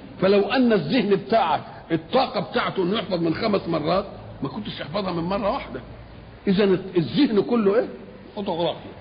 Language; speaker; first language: Arabic; native; Arabic